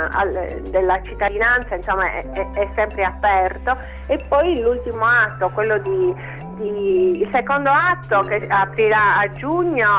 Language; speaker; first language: Italian; native; Italian